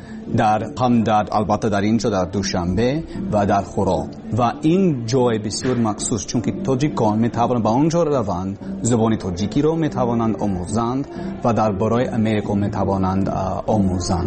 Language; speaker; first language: Persian; non-native, learner; English